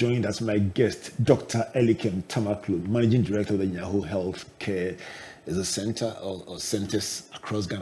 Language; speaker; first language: English; non-native, local second language; Akan